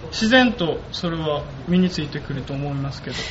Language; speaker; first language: Japanese; native; Japanese